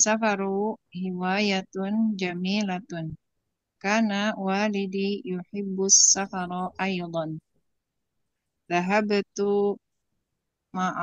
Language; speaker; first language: Arabic; non-native, learner; Indonesian